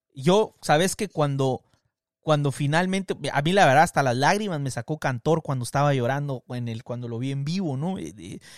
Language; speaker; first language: Spanish; native; Spanish